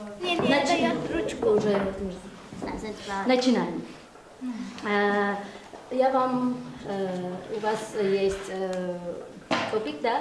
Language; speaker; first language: Russian; non-native, fluent; Armenian